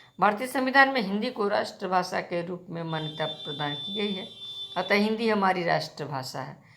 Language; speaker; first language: Hindi; native; Hindi